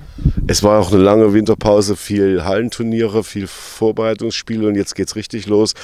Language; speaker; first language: German; native; German